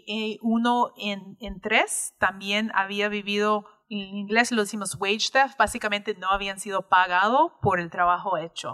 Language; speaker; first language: Spanish; early bilingual, heritage; English